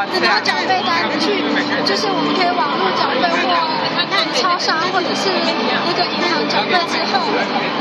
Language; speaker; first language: Chinese; native; Chinese